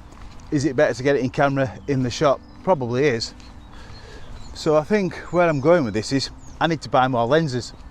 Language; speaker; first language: English; native; English